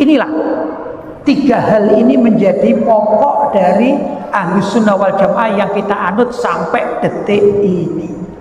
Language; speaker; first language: Indonesian; native; Indonesian